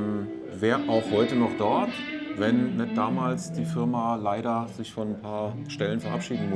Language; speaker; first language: German; native; German